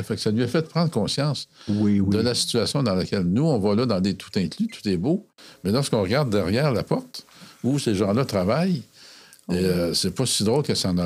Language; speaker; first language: French; native; French